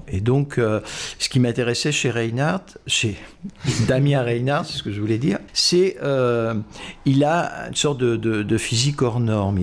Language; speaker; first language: French; native; French